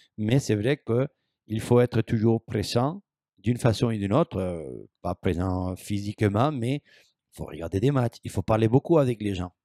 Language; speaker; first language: French; non-native, fluent; Spanish